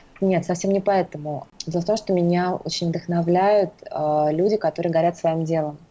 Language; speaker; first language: Russian; native; Russian